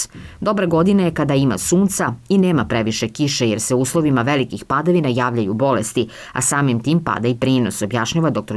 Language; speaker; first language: Serbian; native; Serbian